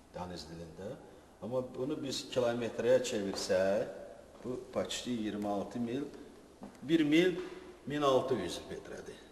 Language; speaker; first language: Azerbaijani; native; Azerbaijani